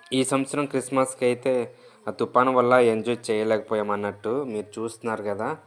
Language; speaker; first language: Telugu; native; Telugu